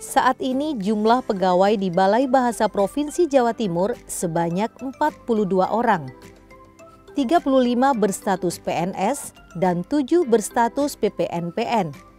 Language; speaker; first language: Indonesian; native; Indonesian